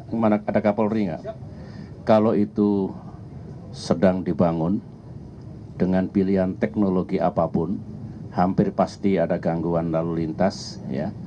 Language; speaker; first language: Indonesian; native; Indonesian